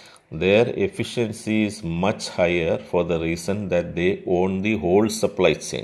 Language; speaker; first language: English; non-native, local second language; Malayalam